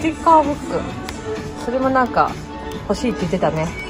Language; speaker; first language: Japanese; native; Japanese